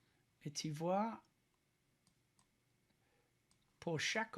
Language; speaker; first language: French; non-native, learner; English